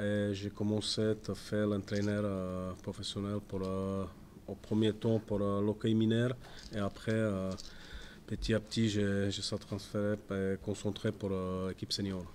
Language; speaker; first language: French; non-native, fluent; Czech